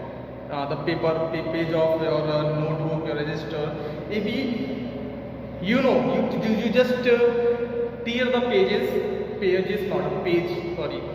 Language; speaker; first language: English; non-native, local second language; Hindi